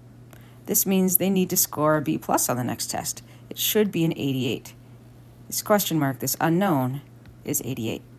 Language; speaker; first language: English; native; English